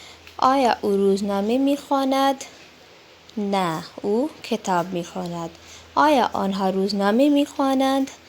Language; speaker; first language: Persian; non-native, learner; Urdu